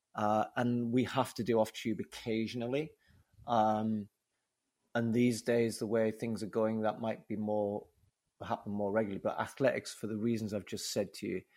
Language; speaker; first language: English; native; English